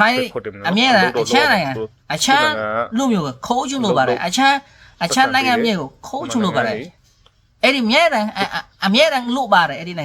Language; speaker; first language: Burmese; non-native, learner; Khmer